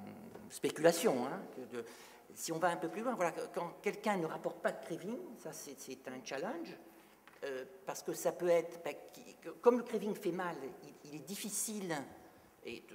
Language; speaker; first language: French; native; French